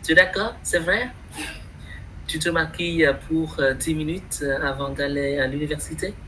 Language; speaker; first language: French; non-native, fluent; Vietnamese